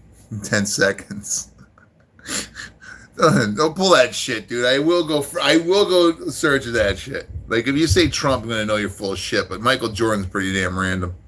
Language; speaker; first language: English; native; English